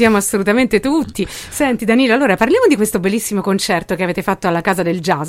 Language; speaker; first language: Italian; native; Italian